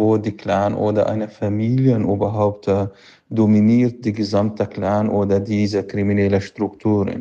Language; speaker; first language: German; non-native, fluent; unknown